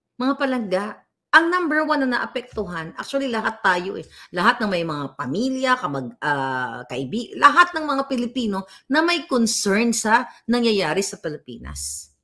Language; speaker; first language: Filipino; native; Filipino